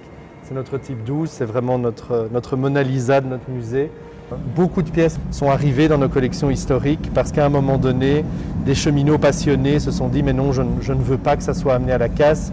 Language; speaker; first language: French; native; French